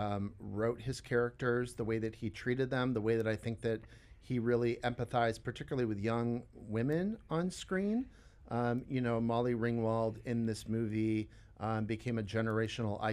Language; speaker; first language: English; native; English